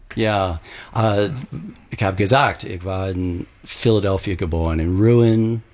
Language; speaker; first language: German; non-native, learner; English